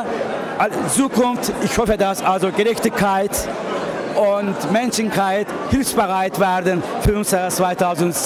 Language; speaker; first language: German; non-native, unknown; Turkish